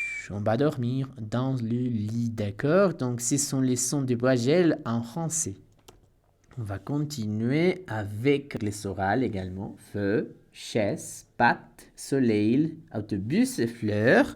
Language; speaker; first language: French; non-native, fluent; Spanish